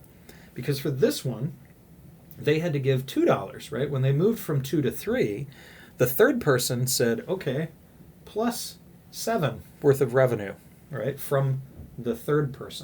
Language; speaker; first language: English; native; English